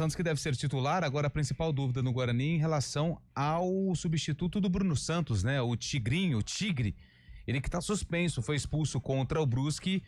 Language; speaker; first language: Portuguese; native; Portuguese